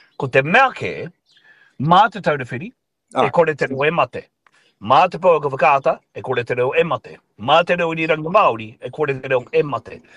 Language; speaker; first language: Māori; non-native, local second language; English